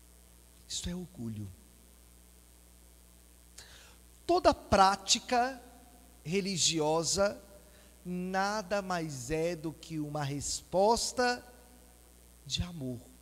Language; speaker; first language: Portuguese; native; Portuguese